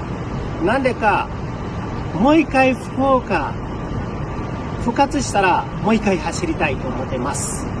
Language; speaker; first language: Japanese; non-native, learner; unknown